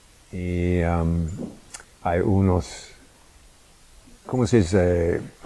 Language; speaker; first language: Spanish; non-native, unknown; English